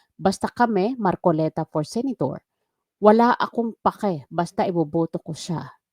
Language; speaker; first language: Filipino; non-native, local second language; Waray